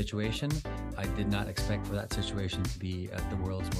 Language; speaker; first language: English; non-native, local second language; Filipino